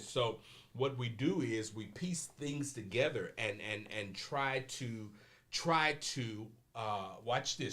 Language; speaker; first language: English; native; English